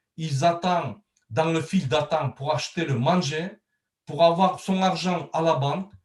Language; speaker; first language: French; non-native, learner; Turkmen